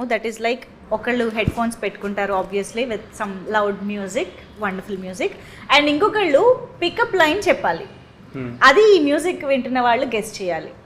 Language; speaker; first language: Telugu; native; Telugu